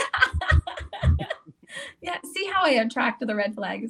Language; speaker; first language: English; native; English